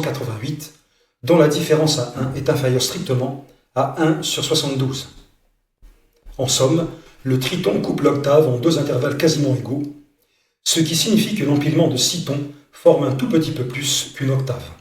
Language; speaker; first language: French; native; French